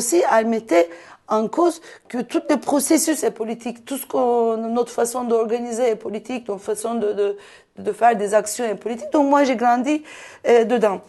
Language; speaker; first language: French; non-native, fluent; Turkish